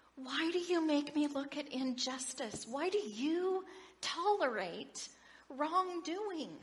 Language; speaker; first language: English; native; English